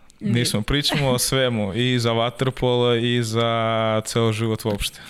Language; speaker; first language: Serbian; non-native, learner; Russian